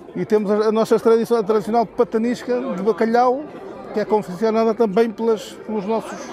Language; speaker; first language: Portuguese; native; Portuguese